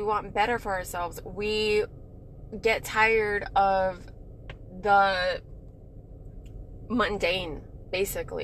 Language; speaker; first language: English; native; English